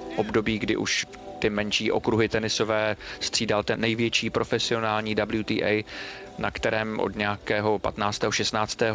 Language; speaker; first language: Czech; native; Czech